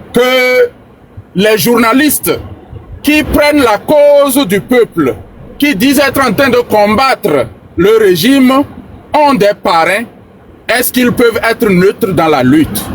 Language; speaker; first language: French; non-native, local second language; Ewe